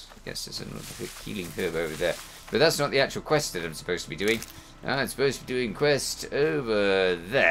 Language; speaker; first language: English; native; English